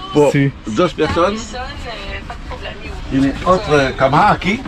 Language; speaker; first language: Spanish; non-native, learner; French